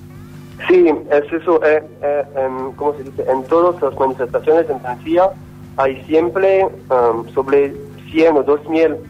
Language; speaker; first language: Spanish; non-native, learner; French